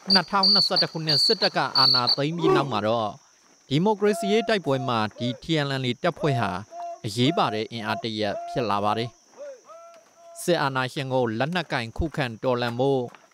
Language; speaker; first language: Burmese; native; Burmese